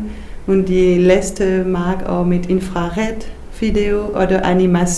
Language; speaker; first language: German; non-native, learner; French